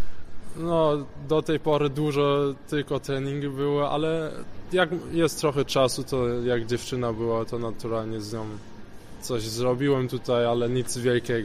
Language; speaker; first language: Polish; early bilingual, heritage; Polish